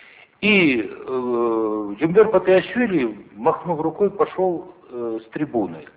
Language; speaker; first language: Russian; non-native, local second language; Ossetic